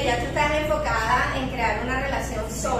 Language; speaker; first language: Spanish; native; Spanish